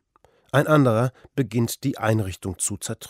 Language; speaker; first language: German; native; German